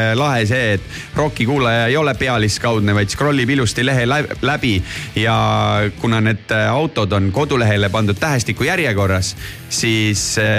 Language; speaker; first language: Estonian; native; Estonian